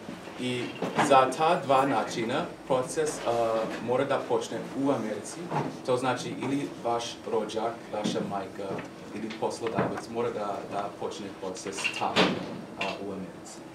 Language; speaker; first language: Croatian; non-native, learner; English